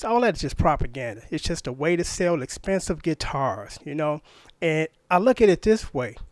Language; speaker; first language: English; native; English